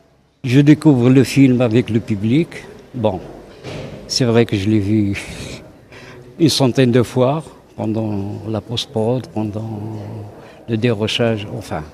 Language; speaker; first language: French; non-native, local second language; Arabic